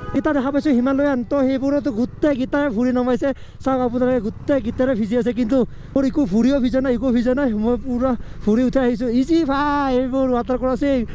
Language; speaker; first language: Assamese; non-native, local second language; Bodo